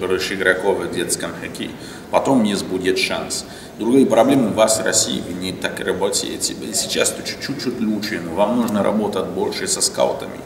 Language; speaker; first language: Russian; non-native, learner; French